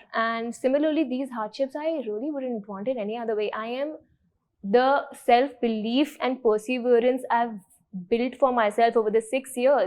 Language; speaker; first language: English; non-native, local second language; Hindi